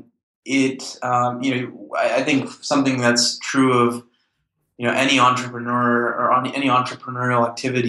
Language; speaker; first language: English; native; English